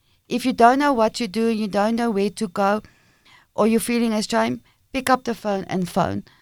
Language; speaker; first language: English; non-native, local second language; Afrikaans